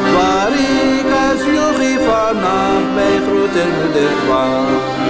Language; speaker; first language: Dutch; native; Dutch